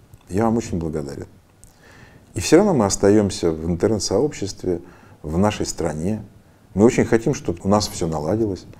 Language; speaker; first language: Russian; native; Russian